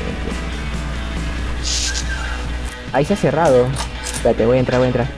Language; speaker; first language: Spanish; native; Spanish